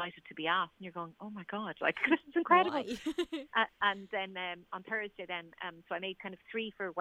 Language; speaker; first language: English; native; English